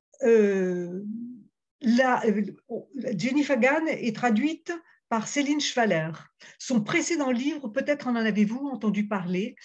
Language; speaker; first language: French; native; French